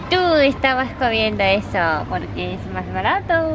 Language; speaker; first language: Spanish; non-native, learner; Japanese